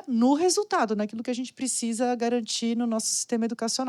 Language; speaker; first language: Portuguese; native; Portuguese